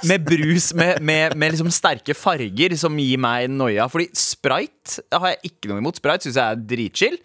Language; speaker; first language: Norwegian; early bilingual, other home language; Punjabi